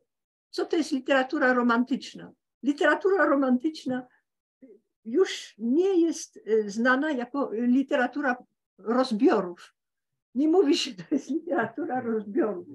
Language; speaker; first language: Polish; early bilingual, heritage; Polish